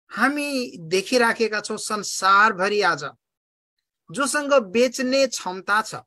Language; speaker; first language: Nepali; non-native, local second language; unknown